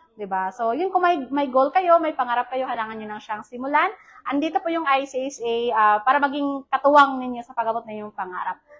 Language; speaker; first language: Filipino; native; Filipino